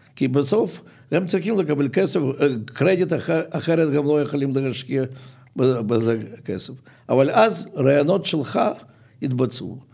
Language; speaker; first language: Hebrew; non-native, fluent; Russian